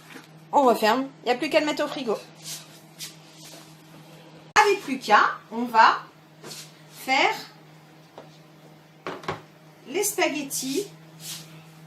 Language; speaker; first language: French; native; French